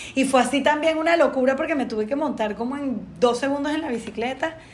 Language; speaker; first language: Spanish; native; Spanish